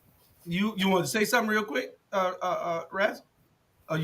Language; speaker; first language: English; native; English